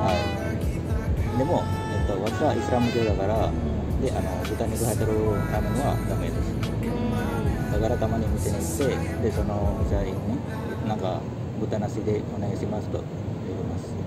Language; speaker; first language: Japanese; non-native, fluent; Indonesian